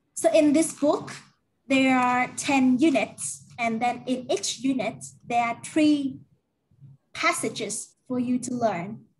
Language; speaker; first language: English; non-native, learner; Vietnamese